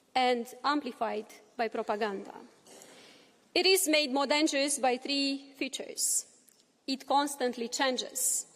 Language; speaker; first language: English; non-native, fluent; Romanian